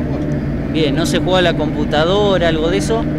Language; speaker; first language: Spanish; native; Spanish